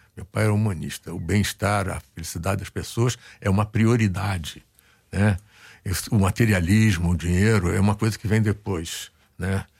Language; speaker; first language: Portuguese; native; Portuguese